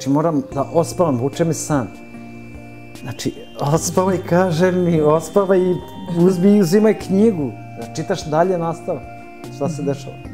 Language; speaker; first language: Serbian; early bilingual, other home language; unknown